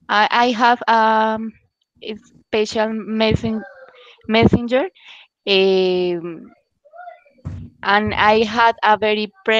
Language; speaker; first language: English; non-native, learner; Spanish